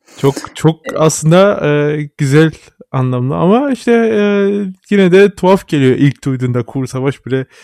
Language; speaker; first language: Turkish; early bilingual, heritage; Turkish